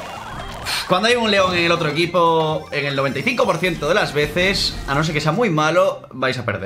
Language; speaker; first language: Spanish; native; Spanish